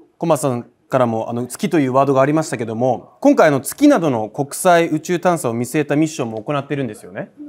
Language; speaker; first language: Japanese; native; Japanese